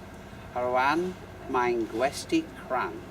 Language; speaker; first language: Welsh; non-native, learner; English